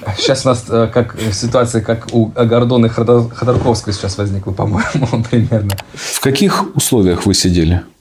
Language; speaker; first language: Russian; native; Russian